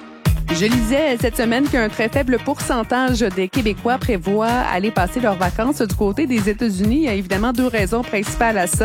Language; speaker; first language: French; native; French